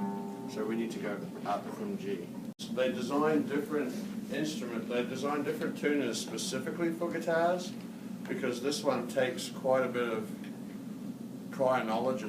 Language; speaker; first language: English; native; English